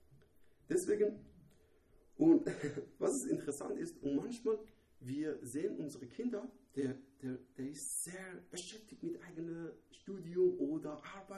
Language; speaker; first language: German; non-native, learner; Persian